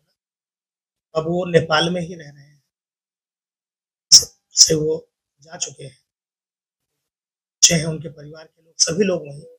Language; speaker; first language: Hindi; native; Hindi